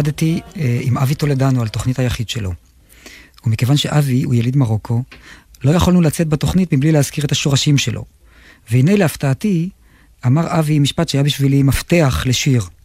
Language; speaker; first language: Hebrew; native; Hebrew